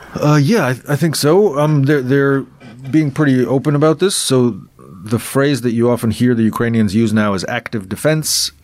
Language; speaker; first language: English; non-native, fluent; Russian